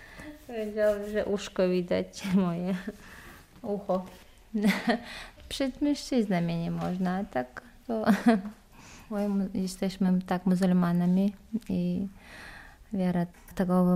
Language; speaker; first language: Polish; non-native, learner; Chechen